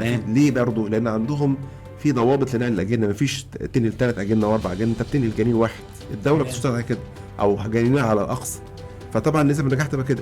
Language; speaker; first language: Arabic; native; Arabic